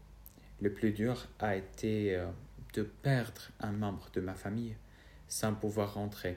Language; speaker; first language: French; non-native, fluent; Arabic